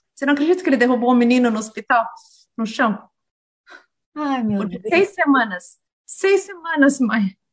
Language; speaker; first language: Portuguese; native; Portuguese